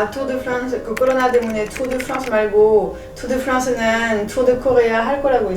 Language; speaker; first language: Korean; non-native, learner; French